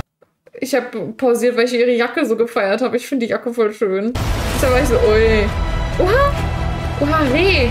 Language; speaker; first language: German; native; German